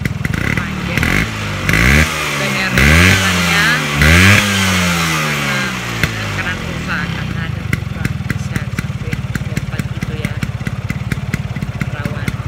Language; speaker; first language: Indonesian; non-native, fluent; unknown